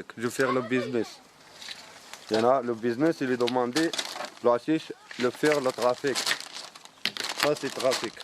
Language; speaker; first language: French; non-native, learner; Arabic